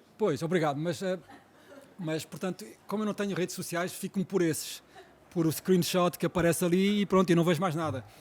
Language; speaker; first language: Portuguese; native; Portuguese